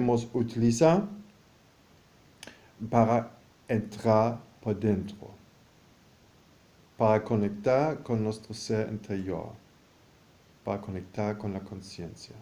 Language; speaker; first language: Spanish; non-native, fluent; German